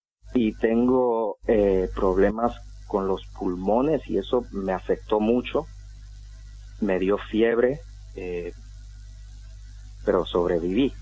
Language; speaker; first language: Spanish; non-native, fluent; English